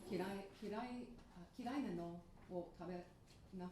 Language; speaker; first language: Japanese; non-native, learner; English